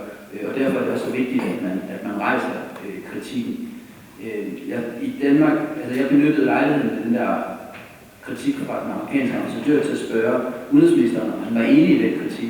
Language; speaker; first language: Danish; native; Danish